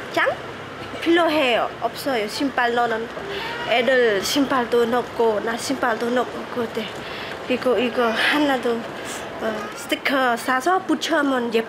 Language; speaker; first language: Korean; non-native, learner; Khmer